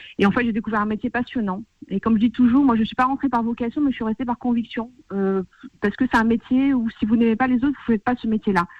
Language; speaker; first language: French; early bilingual, other home language; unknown